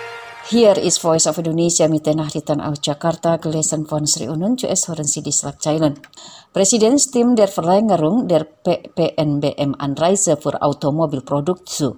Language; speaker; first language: German; non-native, fluent; Indonesian